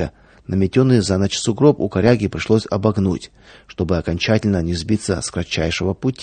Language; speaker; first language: Russian; native; Russian